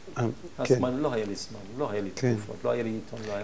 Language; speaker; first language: Hebrew; non-native, fluent; German